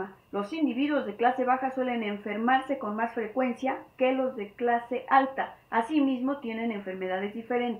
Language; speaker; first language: Spanish; native; Spanish